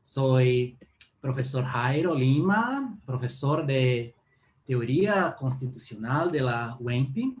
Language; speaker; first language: Spanish; non-native, fluent; Portuguese